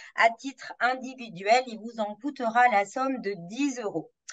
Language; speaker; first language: French; native; French